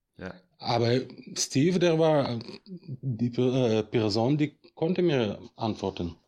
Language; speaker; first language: German; non-native, fluent; Russian